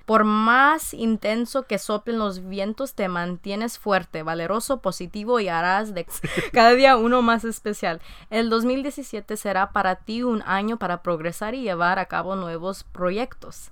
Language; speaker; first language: Spanish; early bilingual, heritage; Spanish